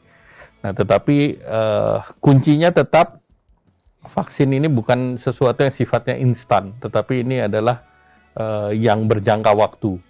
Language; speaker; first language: Indonesian; native; Indonesian